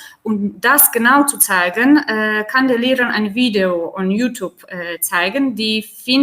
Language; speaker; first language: German; non-native, fluent; Polish